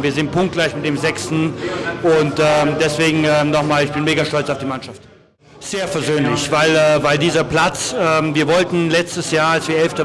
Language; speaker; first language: German; native; German